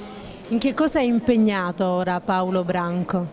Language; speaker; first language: Italian; native; Italian